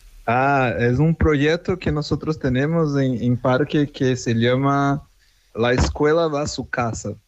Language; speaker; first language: Spanish; non-native, fluent; Portuguese